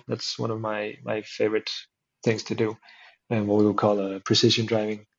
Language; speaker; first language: English; non-native, fluent; Icelandic